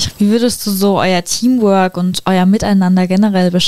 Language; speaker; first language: German; native; German